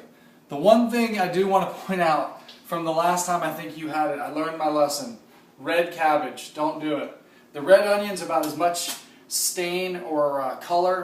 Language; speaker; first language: English; native; English